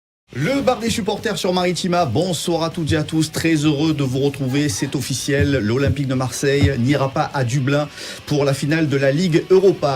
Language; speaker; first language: French; native; French